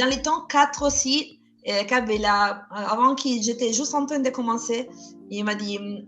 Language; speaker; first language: French; non-native, fluent; Italian